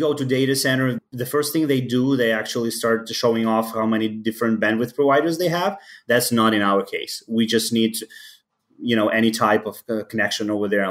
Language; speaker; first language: English; non-native, fluent; Ukrainian